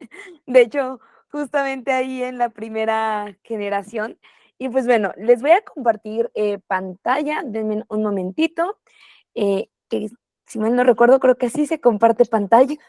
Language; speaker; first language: Spanish; native; Spanish